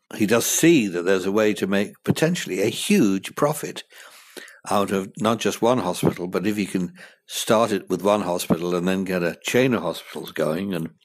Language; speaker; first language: English; native; English